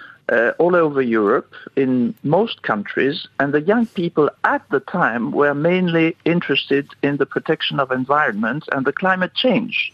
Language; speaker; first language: English; non-native, fluent; French